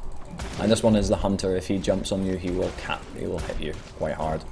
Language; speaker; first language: English; native; English